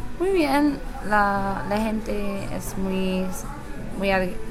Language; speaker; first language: Spanish; non-native, learner; English